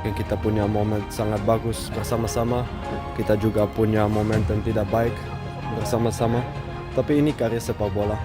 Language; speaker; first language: Indonesian; non-native, fluent; Dutch